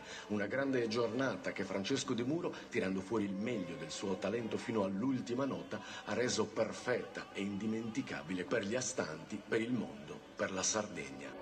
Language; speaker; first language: Italian; native; Italian